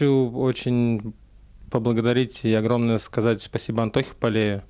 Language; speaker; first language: Russian; native; Russian